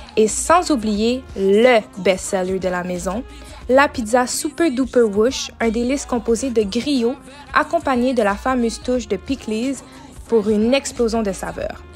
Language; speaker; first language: French; native; French